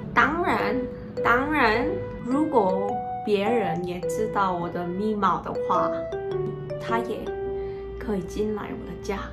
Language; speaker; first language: Chinese; non-native, learner; Korean